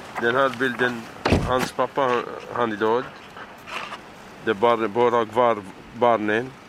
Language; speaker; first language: Swedish; non-native, learner; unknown